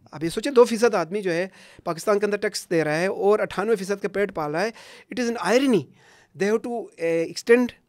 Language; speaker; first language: Urdu; non-native, local second language; Punjabi